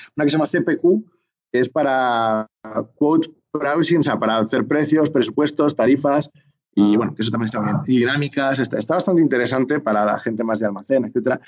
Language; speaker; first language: Spanish; native; Spanish